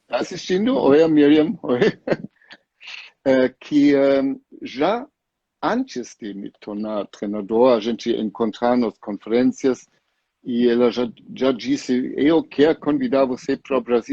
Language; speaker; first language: Portuguese; non-native, fluent; German